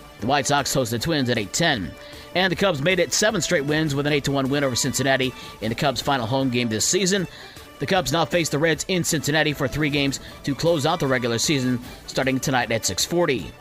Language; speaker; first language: English; native; English